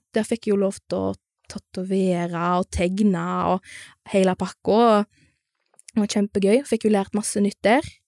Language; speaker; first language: Norwegian; native; Norwegian